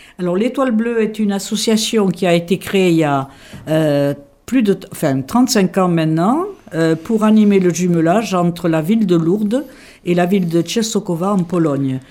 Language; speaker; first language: French; native; French